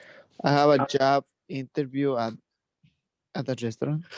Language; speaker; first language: English; non-native, learner; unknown